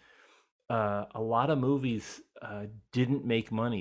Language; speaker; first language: English; native; English